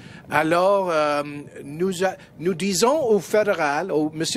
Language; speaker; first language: French; non-native, fluent; English